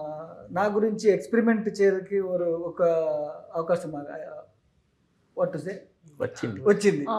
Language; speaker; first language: Telugu; non-native, learner; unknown